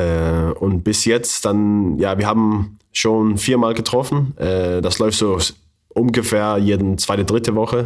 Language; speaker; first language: German; non-native, learner; Faroese